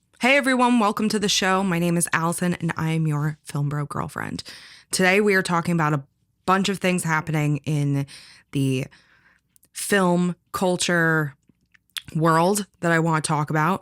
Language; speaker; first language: English; native; English